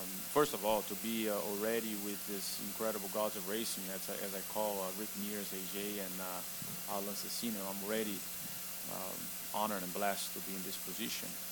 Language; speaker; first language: English; non-native, fluent; Portuguese